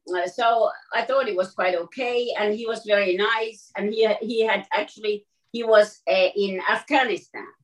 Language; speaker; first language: English; non-native, fluent; Finnish